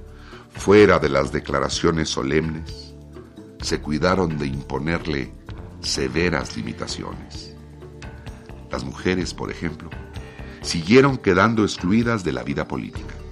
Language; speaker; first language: Spanish; native; Spanish